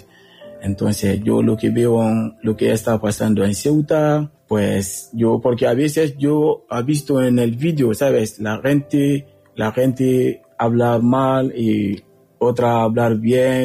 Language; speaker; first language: Spanish; non-native, learner; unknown